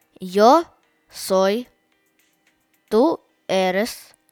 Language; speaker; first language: Spanish; non-native, learner; Russian